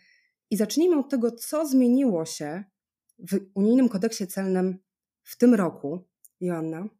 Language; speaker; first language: Polish; native; Polish